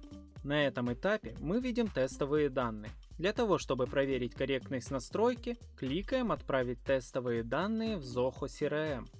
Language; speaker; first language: Russian; native; Russian